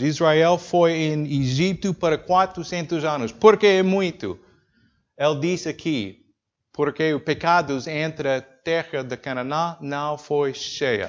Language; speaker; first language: Portuguese; non-native, learner; English